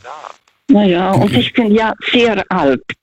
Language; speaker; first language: German; non-native, fluent; Russian